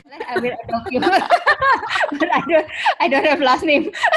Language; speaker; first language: English; non-native, local second language; Indonesian